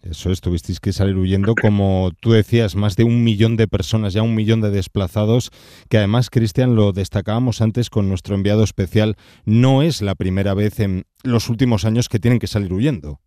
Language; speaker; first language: Spanish; native; Spanish